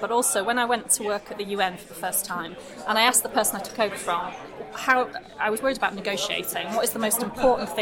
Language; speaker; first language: English; native; English